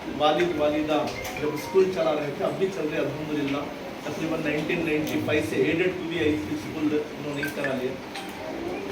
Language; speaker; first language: Urdu; native; Urdu